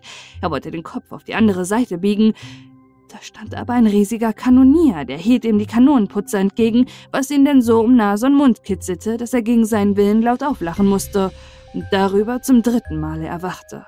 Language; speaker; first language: German; native; German